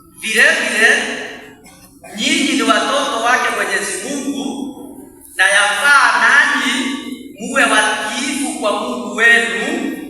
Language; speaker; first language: Swahili; non-native, local second language; Meru